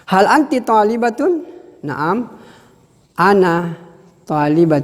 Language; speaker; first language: Arabic; non-native, fluent; Indonesian